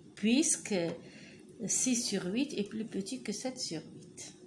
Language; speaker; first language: French; non-native, local second language; Arabic